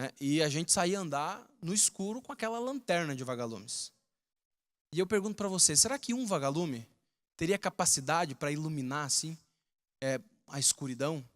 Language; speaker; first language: Portuguese; native; Portuguese